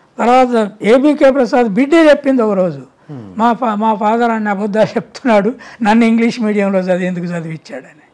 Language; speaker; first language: Telugu; native; Telugu